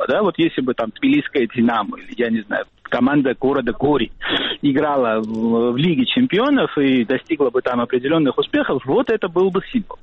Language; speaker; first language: Russian; non-native, fluent; Georgian